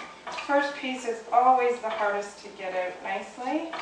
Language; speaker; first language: English; native; English